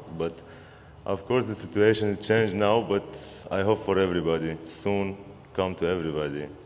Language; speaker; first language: English; non-native, learner; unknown